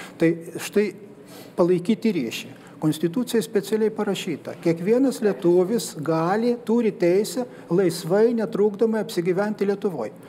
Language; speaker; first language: Lithuanian; native; Lithuanian